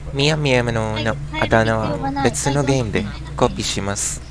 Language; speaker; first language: Japanese; non-native, learner; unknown